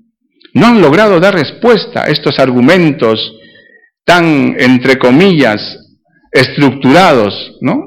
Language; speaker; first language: Spanish; native; Spanish